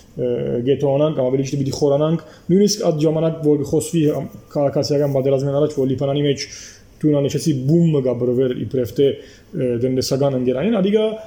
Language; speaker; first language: Armenian; early bilingual, heritage; Armenian